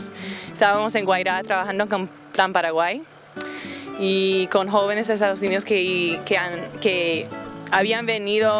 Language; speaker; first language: Spanish; non-native, fluent; English